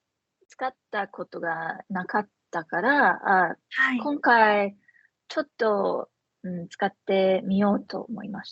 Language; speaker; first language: Japanese; non-native, fluent; English